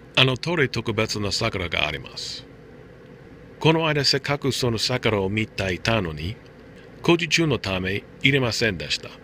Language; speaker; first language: Japanese; non-native, learner; English